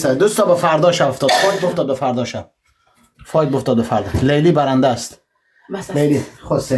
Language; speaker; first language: Persian; native; Persian